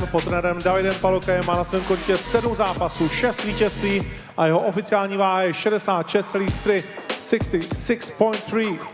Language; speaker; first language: Czech; native; Czech